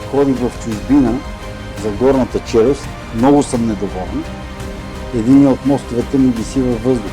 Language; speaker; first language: Bulgarian; native; Bulgarian